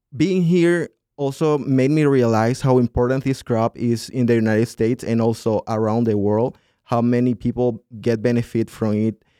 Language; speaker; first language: English; non-native, fluent; Spanish